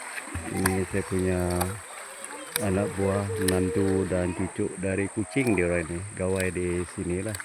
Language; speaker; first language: Indonesian; non-native, local second language; Iban